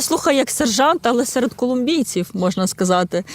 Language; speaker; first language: Ukrainian; native; Ukrainian